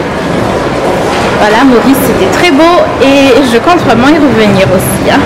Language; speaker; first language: French; non-native, local second language; Malagasy